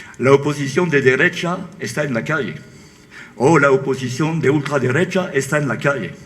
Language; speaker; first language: Spanish; non-native, fluent; French